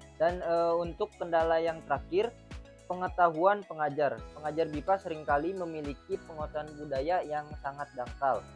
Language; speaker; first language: Indonesian; native; Indonesian